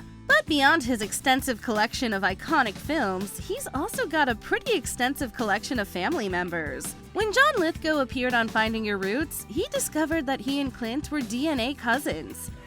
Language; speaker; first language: English; native; English